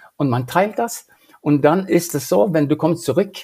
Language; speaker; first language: German; non-native, fluent; Norwegian